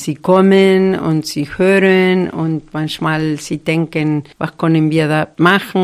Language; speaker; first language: German; non-native, fluent; Spanish